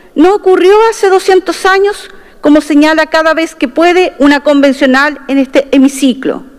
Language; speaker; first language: Spanish; non-native, local second language; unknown